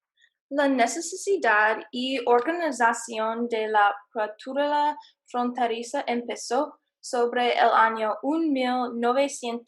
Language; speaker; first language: Spanish; non-native, learner; English